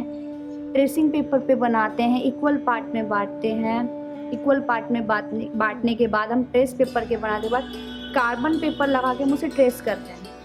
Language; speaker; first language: Hindi; native; Hindi